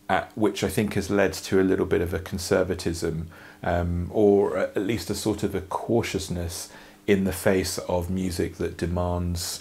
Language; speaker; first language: English; native; English